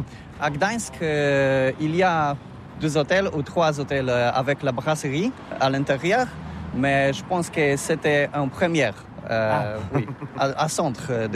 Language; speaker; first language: French; non-native, learner; Polish